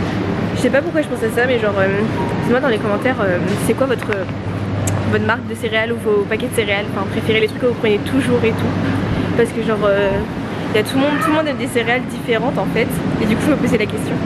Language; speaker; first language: French; native; French